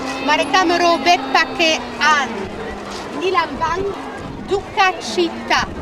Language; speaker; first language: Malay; non-native, fluent; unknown